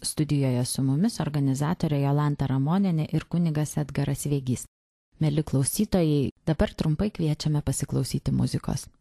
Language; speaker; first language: Lithuanian; native; Lithuanian